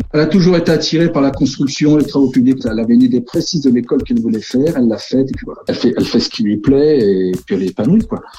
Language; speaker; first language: French; native; French